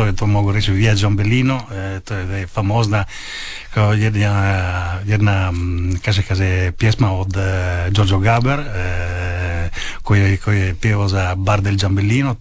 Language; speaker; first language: Croatian; non-native, learner; Italian